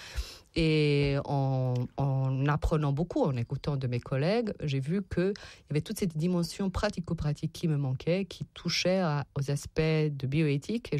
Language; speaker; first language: French; non-native, fluent; Serbian